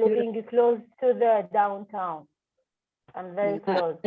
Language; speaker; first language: English; non-native, learner; Arabic